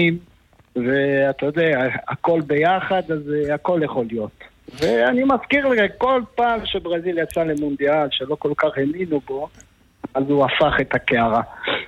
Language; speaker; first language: Hebrew; non-native, fluent; Portuguese